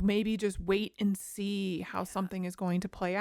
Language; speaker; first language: English; native; English